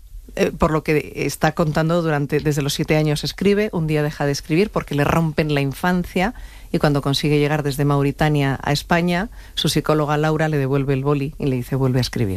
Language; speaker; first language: Spanish; native; Spanish